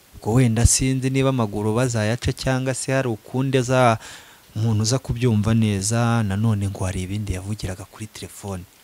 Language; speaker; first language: Kinyarwanda; native; Kinyarwanda